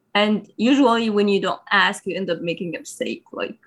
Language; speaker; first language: English; non-native, fluent; Arabic